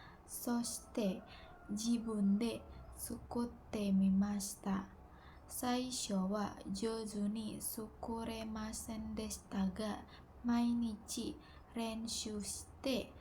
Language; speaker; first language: Japanese; non-native, learner; Indonesian